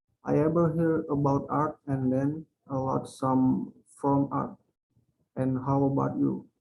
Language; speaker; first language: English; non-native, learner; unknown